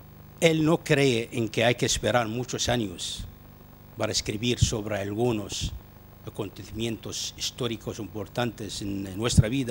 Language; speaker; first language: Spanish; non-native, fluent; Arabic